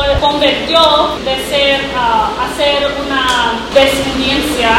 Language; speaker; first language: Spanish; non-native, learner; English